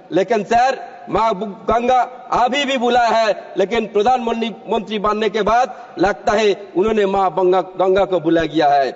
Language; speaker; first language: Hindi; non-native, local second language; Bangla